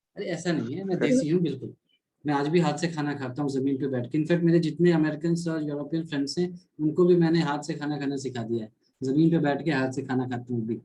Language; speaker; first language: Hindi; native; Hindi